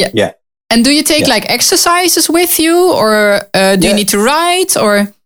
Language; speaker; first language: English; non-native, learner; Dutch